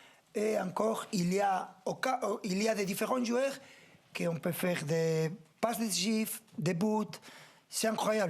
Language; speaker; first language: French; non-native, fluent; Spanish